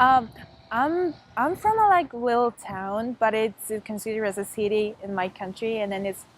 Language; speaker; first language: English; non-native, fluent; Mongolian